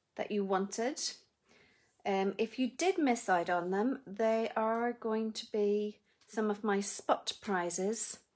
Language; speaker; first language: English; native; English